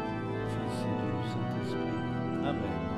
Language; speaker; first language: French; native; French